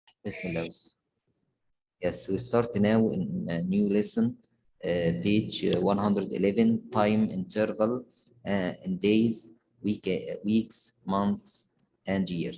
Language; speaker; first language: English; non-native, fluent; Arabic